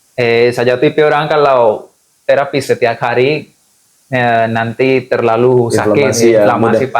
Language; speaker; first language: Indonesian; non-native, fluent; Spanish